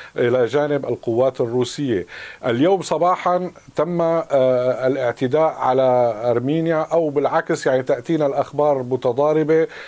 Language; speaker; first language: Arabic; native; Arabic